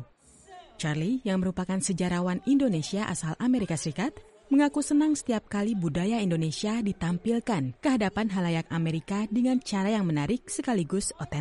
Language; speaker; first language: Indonesian; native; Indonesian